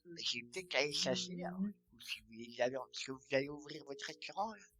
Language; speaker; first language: French; native; French